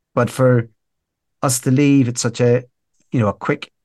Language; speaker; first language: English; native; English